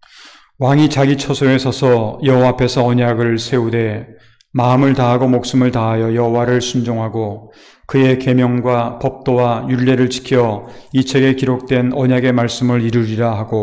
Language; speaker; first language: Korean; native; Korean